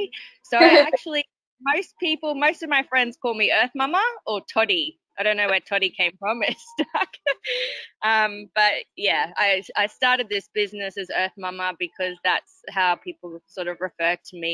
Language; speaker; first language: English; native; English